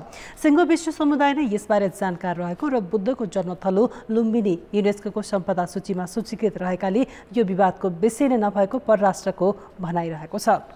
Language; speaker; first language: Nepali; native; Nepali